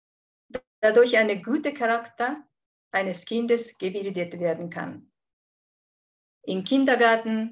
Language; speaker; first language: German; non-native, fluent; Japanese